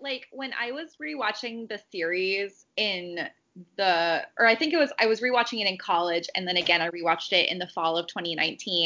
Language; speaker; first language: English; native; English